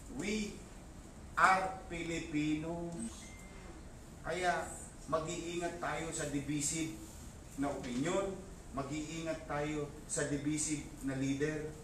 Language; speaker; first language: Filipino; native; Filipino